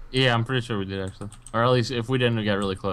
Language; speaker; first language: English; native; English